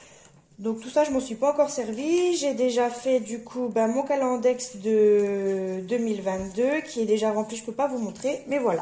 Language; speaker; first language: French; native; French